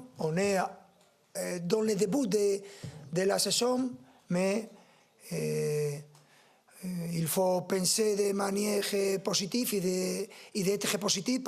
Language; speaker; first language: French; non-native, fluent; Spanish